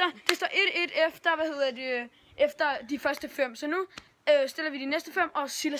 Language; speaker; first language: Danish; native; Danish